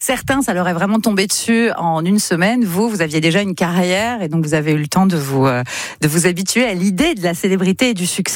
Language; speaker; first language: French; native; French